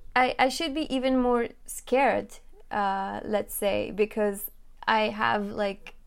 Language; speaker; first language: English; non-native, fluent; French